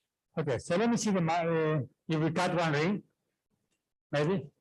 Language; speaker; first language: English; non-native, fluent; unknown